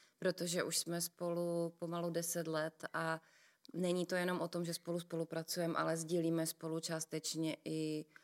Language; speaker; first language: Czech; native; Czech